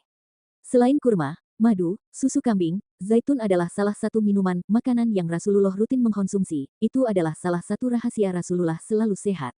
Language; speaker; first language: Indonesian; native; Indonesian